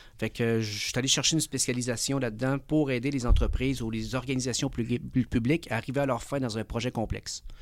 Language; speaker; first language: French; early bilingual, other home language; Spanish